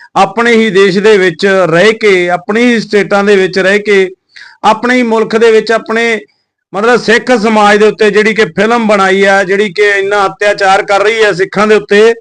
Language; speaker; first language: Punjabi; native; Punjabi